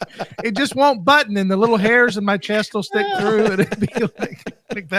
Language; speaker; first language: English; native; English